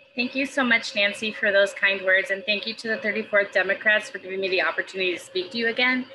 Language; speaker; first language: English; native; English